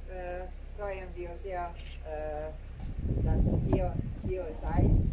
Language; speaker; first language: German; non-native, learner; Hungarian